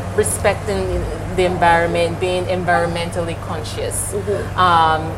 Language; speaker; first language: English; non-native, local second language; Yoruba